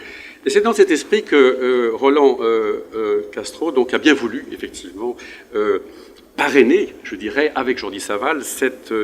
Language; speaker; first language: French; native; French